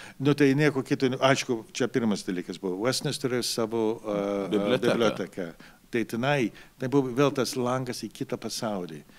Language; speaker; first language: Lithuanian; early bilingual, heritage; Lithuanian